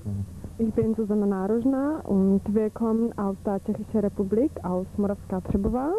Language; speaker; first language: German; non-native, fluent; Czech